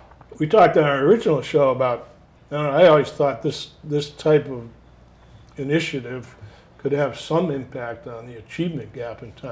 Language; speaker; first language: English; native; English